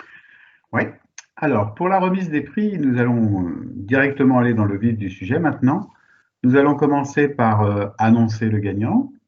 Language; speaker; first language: French; native; French